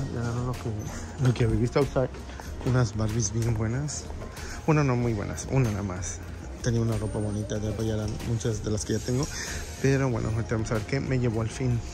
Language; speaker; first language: Spanish; native; Spanish